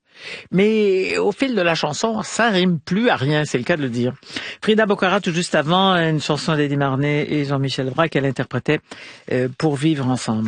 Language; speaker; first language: French; native; French